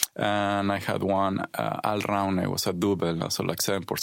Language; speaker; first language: English; non-native, fluent; Spanish